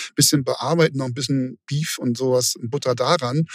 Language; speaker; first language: German; native; German